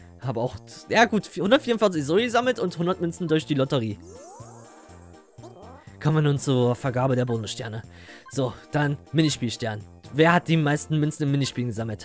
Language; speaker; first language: German; native; German